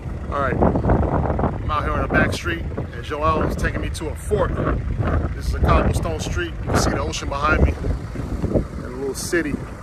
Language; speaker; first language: English; native; English